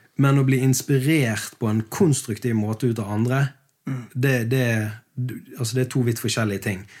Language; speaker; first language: Norwegian; native; Norwegian